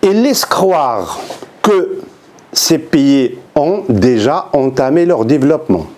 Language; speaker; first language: French; non-native, local second language; Arabic